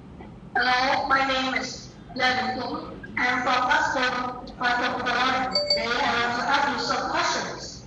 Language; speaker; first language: English; non-native, learner; Vietnamese